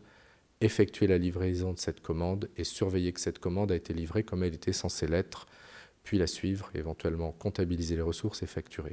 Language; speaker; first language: French; native; French